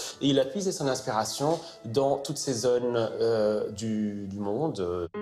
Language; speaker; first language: French; non-native, local second language; Arabic